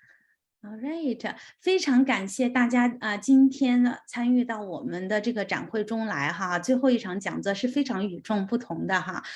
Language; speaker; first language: Chinese; native; Chinese